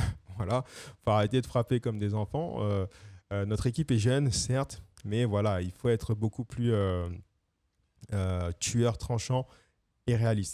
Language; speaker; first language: French; native; French